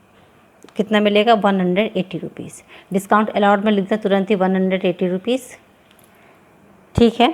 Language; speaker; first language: Hindi; native; Hindi